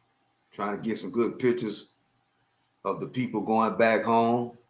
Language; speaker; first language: English; native; English